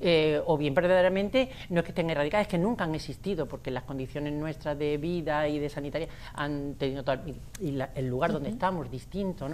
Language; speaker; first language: Spanish; native; Spanish